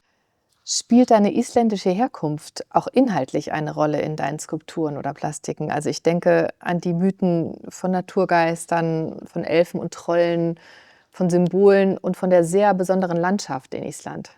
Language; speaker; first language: German; native; German